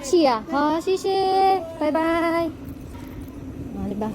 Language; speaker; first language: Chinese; non-native, learner; Filipino